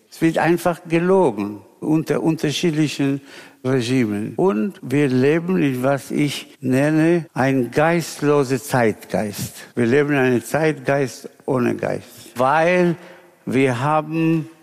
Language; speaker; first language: German; non-native, fluent; Spanish